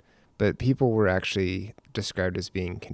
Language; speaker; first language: English; native; English